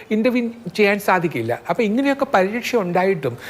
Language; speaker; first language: Malayalam; native; Malayalam